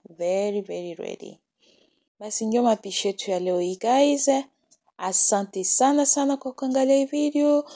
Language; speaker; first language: Swahili; native; Swahili